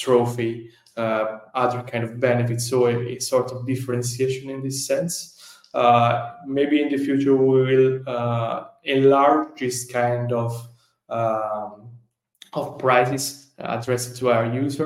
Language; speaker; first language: English; non-native, fluent; Italian